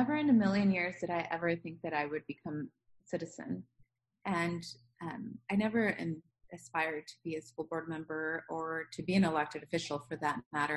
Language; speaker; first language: English; non-native, fluent; Spanish